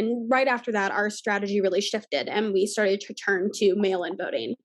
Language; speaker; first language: English; native; English